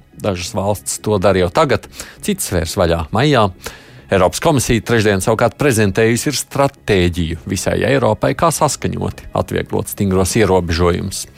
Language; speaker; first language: Latvian; native; Latvian